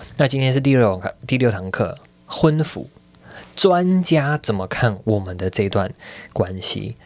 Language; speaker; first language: Chinese; native; Chinese